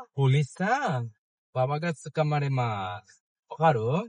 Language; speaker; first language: Japanese; non-native, learner; Bangla